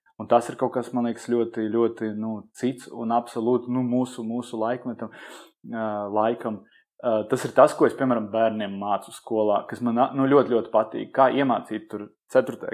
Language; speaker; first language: Latvian; non-native, local second language; Russian